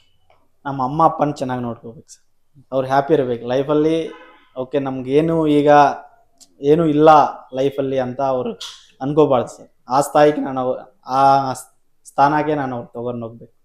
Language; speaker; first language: Kannada; non-native, local second language; Telugu